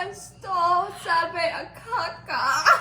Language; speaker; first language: Spanish; non-native, learner; English